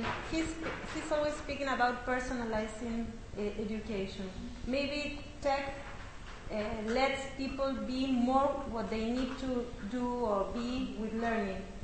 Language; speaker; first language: English; non-native, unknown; Spanish